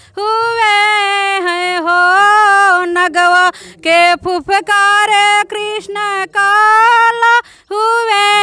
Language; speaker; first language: Hindi; native; Hindi